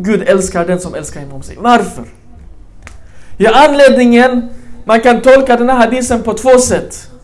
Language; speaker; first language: Swedish; early bilingual, other home language; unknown